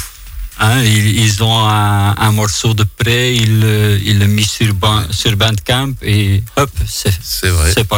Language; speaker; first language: French; non-native, local second language; Dutch